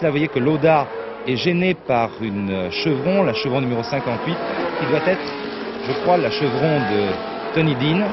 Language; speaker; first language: French; native; French